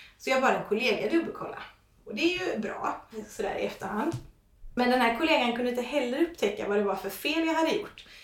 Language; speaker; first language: Swedish; non-native, fluent; English